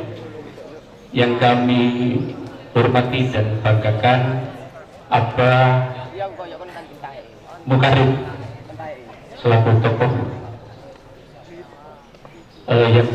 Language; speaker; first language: Indonesian; native; Indonesian